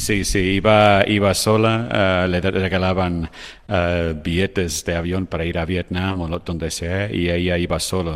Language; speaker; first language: Spanish; non-native, fluent; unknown